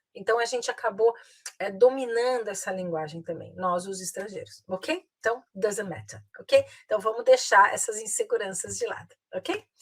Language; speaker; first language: Portuguese; native; Portuguese